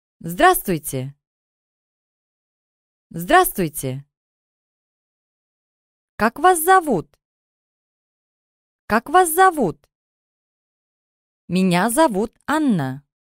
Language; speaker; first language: Russian; non-native, learner; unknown